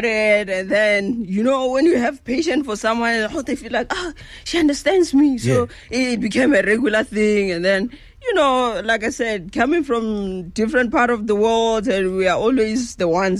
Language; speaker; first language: English; non-native, local second language; Northern Sotho